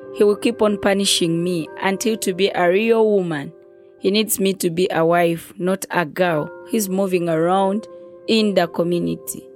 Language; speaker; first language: English; non-native, fluent; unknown